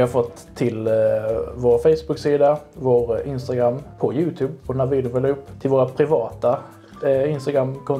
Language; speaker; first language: Swedish; native; Swedish